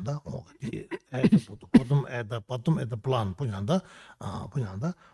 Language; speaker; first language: Russian; non-native, learner; Tibetan